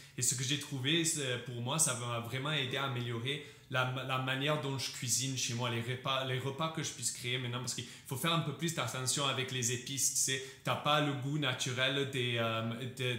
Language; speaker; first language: French; native; French